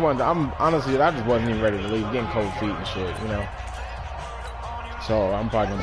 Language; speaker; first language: English; native; English